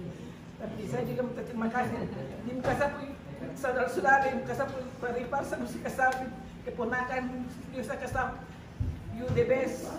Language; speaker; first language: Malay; non-native, local second language; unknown